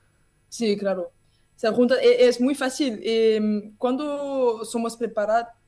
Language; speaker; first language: Spanish; non-native, learner; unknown